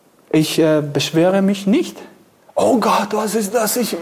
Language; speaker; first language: German; non-native, fluent; Kurdish